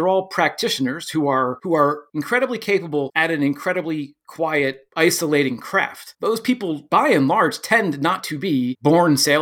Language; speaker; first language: English; native; English